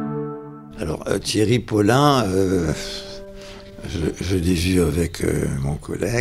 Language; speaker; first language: French; native; French